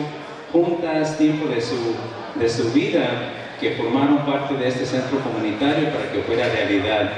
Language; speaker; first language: Spanish; native; Spanish